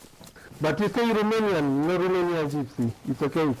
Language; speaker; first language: English; non-native, learner; Romanian